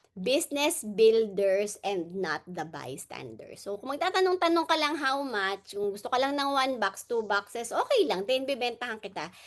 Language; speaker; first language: Filipino; non-native, local second language; Hiligaynon